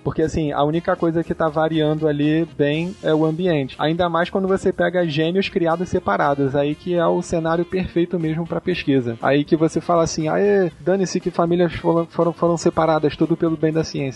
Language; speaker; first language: Portuguese; native; Portuguese